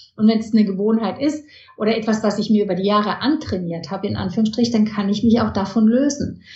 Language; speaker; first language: German; early bilingual, heritage; German